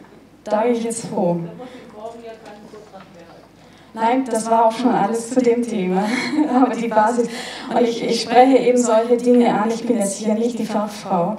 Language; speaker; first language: German; native; German